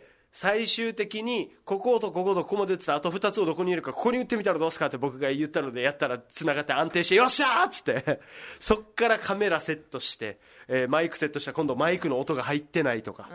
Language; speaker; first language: Japanese; native; Japanese